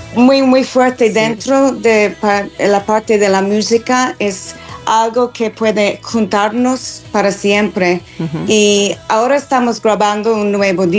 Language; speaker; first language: Spanish; non-native, fluent; English